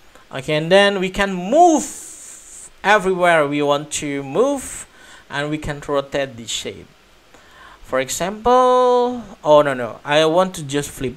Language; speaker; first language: English; non-native, learner; Indonesian